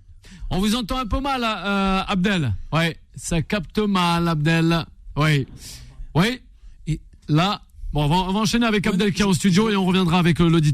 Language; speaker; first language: French; native; French